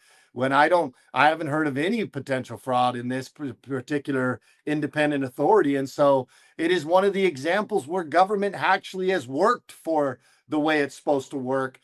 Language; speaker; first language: English; native; English